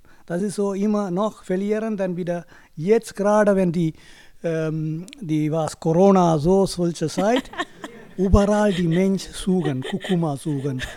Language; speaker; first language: German; non-native, learner; Tamil